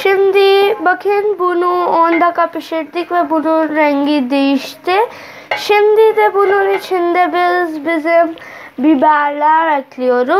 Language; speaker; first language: Turkish; non-native, learner; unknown